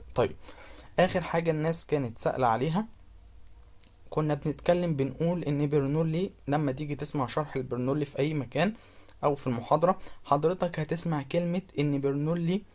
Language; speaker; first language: Arabic; native; Arabic